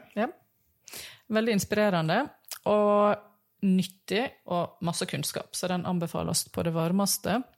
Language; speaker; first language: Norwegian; native; Norwegian